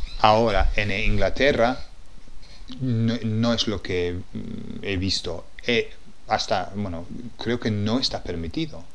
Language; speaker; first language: Spanish; non-native, fluent; English